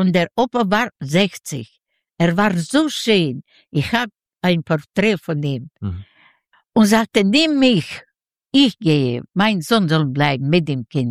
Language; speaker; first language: German; non-native, learner; Yiddish